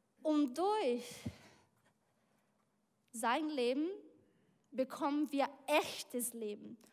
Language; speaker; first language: German; non-native, learner; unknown